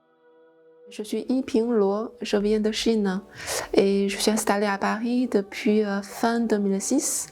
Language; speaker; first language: French; non-native, fluent; Chinese